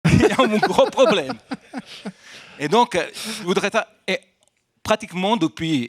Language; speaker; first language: French; non-native, fluent; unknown